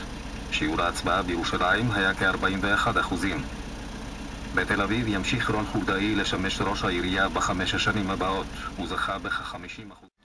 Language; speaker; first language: Hebrew; native; Hebrew